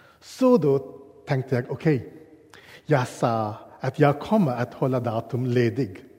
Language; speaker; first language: Swedish; non-native, learner; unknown